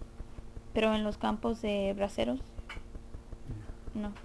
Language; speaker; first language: Spanish; early bilingual, heritage; Spanish